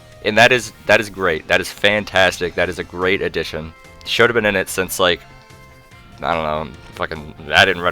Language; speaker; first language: English; native; English